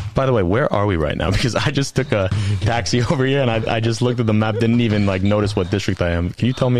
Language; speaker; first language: English; native; English